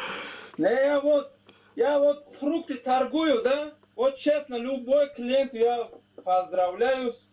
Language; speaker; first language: Russian; non-native, learner; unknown